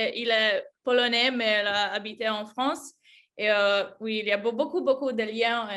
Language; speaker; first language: French; non-native, fluent; Polish